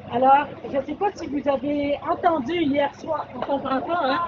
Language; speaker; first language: French; native; French